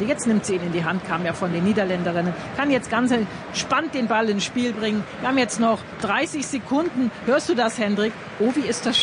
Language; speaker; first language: German; native; German